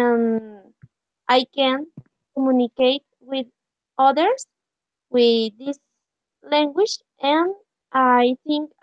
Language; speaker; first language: English; non-native, learner; Spanish